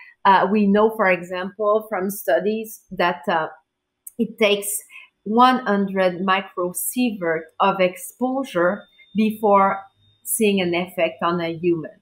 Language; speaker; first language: English; non-native, fluent; French